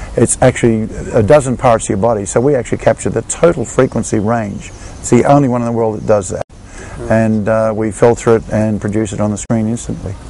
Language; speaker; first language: English; native; English